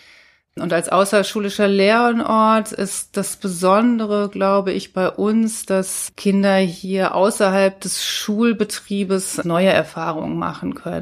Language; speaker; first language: German; native; German